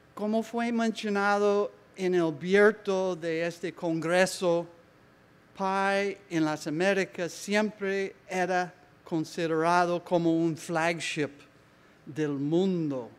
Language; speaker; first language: Spanish; non-native, learner; English